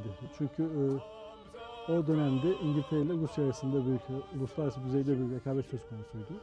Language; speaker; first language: Turkish; native; Turkish